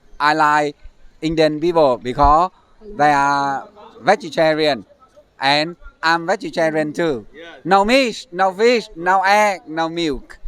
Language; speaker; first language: English; non-native, learner; Vietnamese